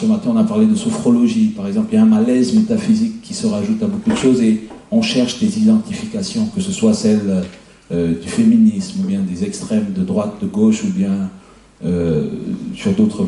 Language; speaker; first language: French; native; French